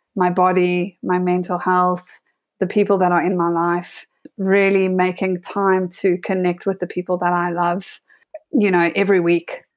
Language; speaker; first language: English; native; English